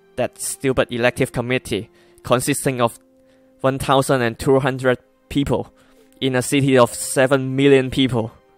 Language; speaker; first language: English; non-native, local second language; Cantonese